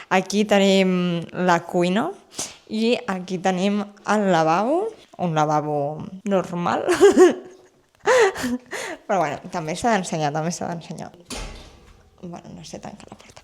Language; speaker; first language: Catalan; native; Catalan